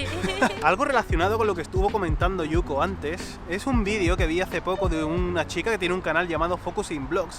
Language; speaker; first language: Spanish; native; Spanish